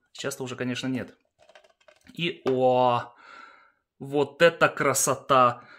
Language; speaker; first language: Russian; early bilingual, heritage; Russian